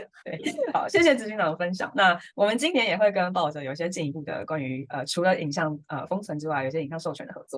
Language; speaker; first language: Chinese; native; Chinese